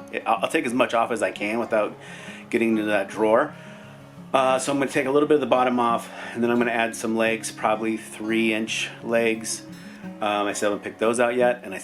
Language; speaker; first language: English; native; English